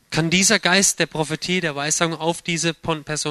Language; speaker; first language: German; native; German